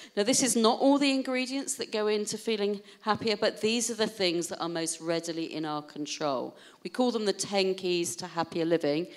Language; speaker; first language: English; native; English